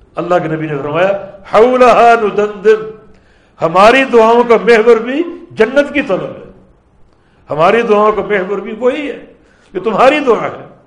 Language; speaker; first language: Urdu; native; Urdu